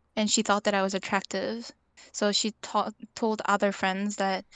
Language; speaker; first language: English; early bilingual, other home language; Korean